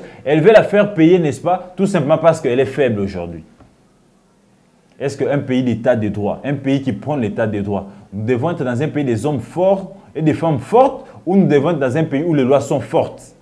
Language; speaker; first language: French; non-native, local second language; Lingala